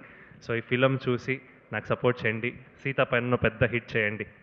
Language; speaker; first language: Telugu; non-native, learner; Kannada